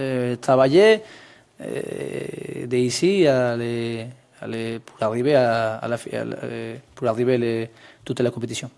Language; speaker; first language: French; non-native, fluent; Spanish